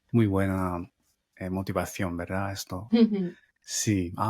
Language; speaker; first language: Spanish; non-native, fluent; Japanese